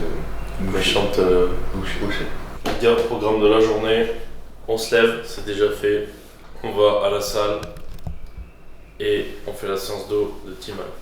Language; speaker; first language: French; native; French